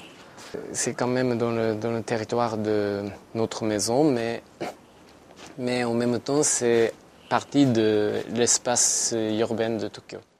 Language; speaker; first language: French; non-native, learner; Japanese